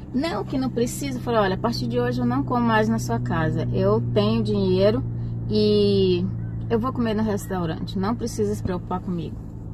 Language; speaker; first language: Portuguese; native; Portuguese